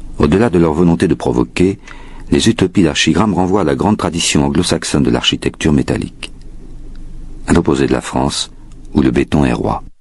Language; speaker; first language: French; native; French